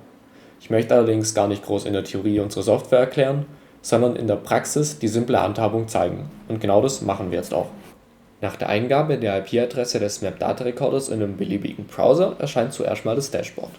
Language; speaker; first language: German; native; German